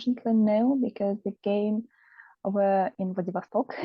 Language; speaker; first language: English; non-native, learner; Russian